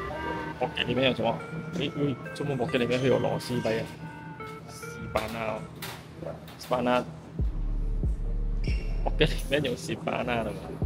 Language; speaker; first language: Chinese; native; Chinese